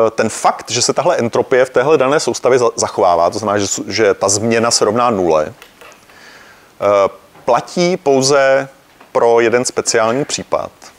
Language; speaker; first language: Czech; native; Czech